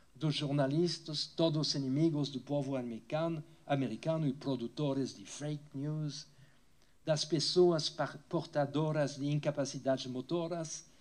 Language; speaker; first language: Portuguese; non-native, fluent; French